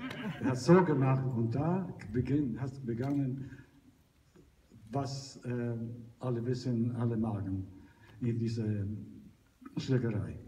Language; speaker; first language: German; non-native, learner; Italian